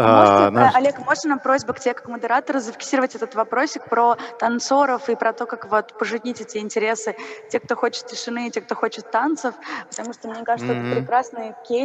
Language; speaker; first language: Russian; native; Russian